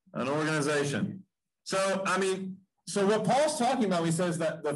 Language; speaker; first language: English; native; English